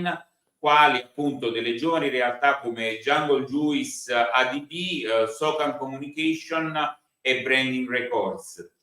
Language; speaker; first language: Italian; native; Italian